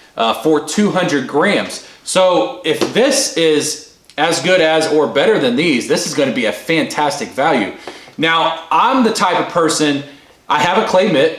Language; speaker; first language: English; native; English